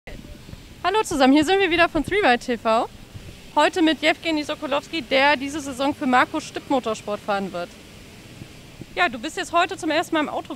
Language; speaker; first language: German; native; German